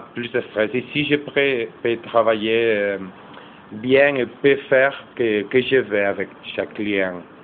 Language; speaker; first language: French; non-native, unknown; Catalan